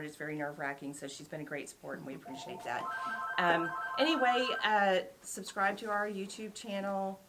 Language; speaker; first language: English; native; English